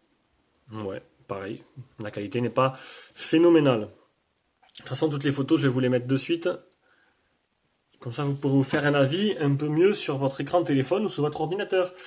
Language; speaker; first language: French; native; French